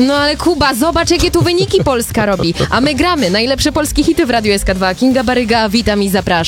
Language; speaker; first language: Polish; native; Polish